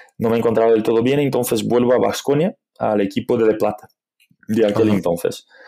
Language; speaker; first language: Spanish; non-native, fluent; Portuguese